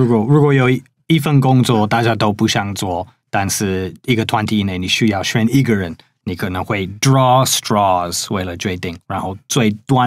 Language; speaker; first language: Chinese; non-native, fluent; English